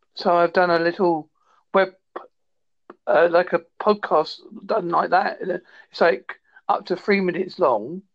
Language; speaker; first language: English; native; English